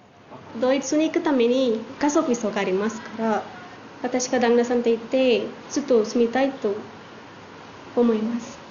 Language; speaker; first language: Japanese; non-native, learner; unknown